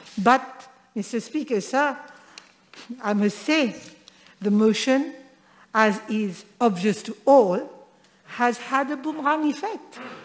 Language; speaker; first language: English; non-native, local second language; Morisyen